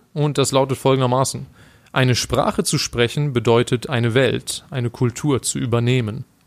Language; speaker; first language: German; native; German